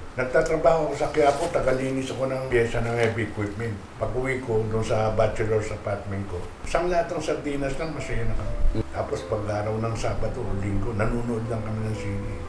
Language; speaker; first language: Filipino; native; Filipino